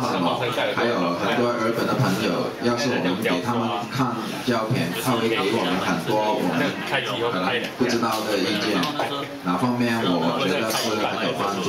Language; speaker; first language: Chinese; non-native, local second language; Cantonese